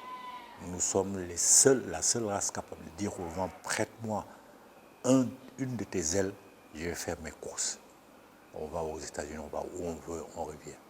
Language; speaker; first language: French; non-native, local second language; Bambara